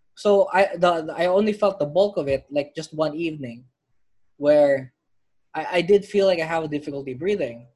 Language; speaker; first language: English; non-native, local second language; Filipino